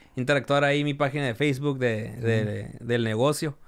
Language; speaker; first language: Spanish; early bilingual, heritage; Spanish